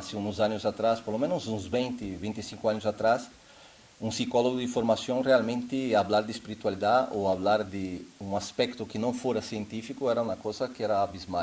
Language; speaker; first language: Spanish; non-native, fluent; Portuguese